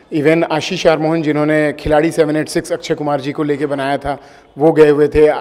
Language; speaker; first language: Hindi; native; Hindi